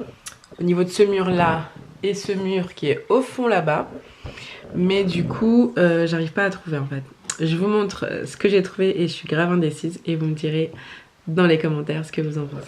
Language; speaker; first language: French; native; French